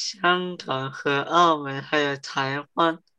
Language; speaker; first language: Chinese; early bilingual, heritage; Chinese